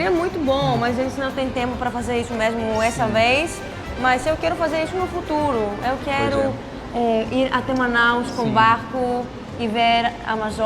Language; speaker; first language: Portuguese; non-native, fluent; Greek